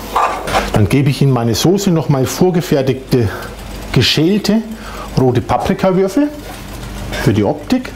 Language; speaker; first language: German; native; German